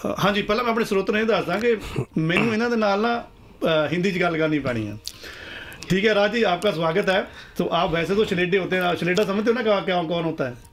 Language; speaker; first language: Punjabi; native; Punjabi